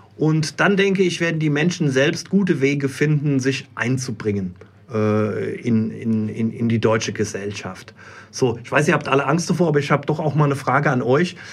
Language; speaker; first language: German; native; German